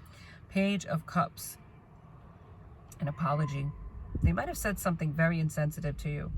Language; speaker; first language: English; native; English